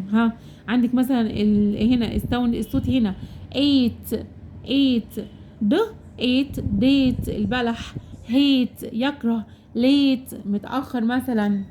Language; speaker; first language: Arabic; native; Arabic